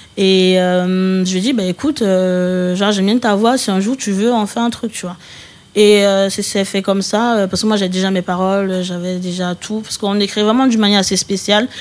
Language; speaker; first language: French; early bilingual, other home language; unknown